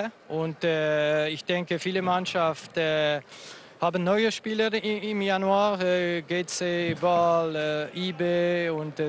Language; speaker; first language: German; non-native, local second language; French